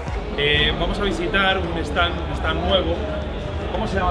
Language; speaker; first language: Spanish; native; Spanish